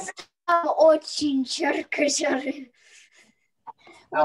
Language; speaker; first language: Russian; early bilingual, heritage; Russian